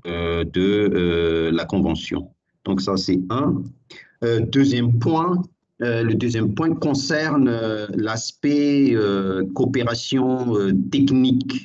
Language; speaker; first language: French; non-native, local second language; Malagasy